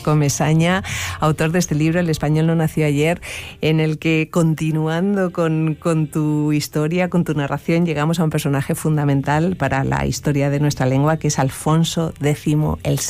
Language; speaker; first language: Spanish; native; Spanish